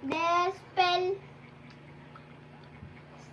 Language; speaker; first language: English; non-native, local second language; Filipino